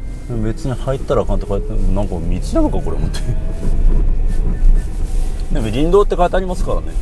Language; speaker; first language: Japanese; native; Japanese